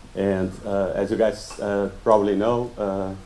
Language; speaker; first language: English; non-native, fluent; Portuguese